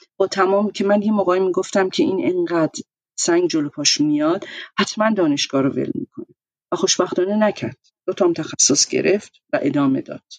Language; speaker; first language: Persian; native; Persian